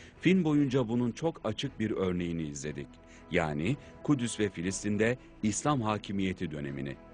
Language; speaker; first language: Turkish; native; Turkish